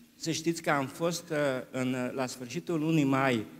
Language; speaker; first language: Romanian; non-native, local second language; Hungarian